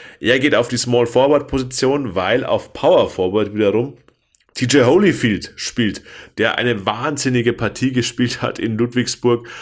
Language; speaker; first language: German; native; German